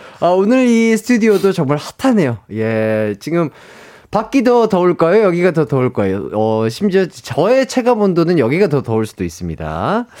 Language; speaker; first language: Korean; native; Korean